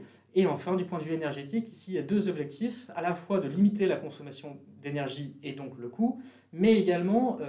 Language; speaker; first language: French; native; French